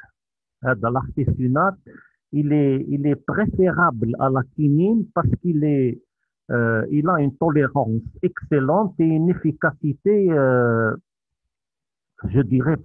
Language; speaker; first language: French; non-native, local second language; Arabic